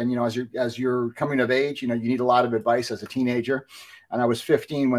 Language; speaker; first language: English; native; English